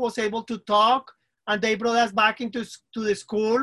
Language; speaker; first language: English; non-native, fluent; Spanish